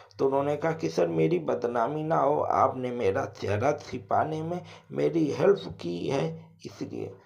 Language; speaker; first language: Hindi; native; Hindi